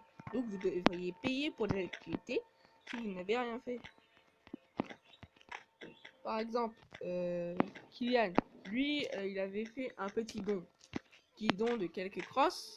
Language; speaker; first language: French; native; French